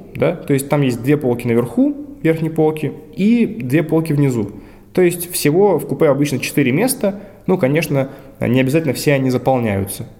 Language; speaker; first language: Russian; native; Russian